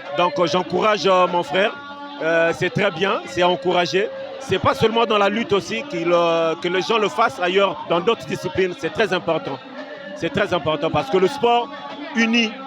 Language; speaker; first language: French; non-native, local second language; Lingala